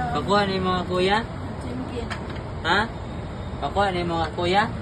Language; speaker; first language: Filipino; non-native, local second language; Cebuano